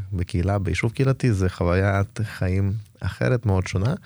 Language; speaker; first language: Hebrew; non-native, fluent; Russian